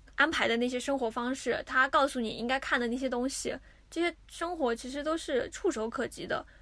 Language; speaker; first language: Chinese; native; Chinese